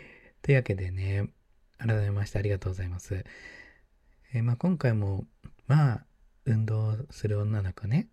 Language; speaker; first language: Japanese; native; Japanese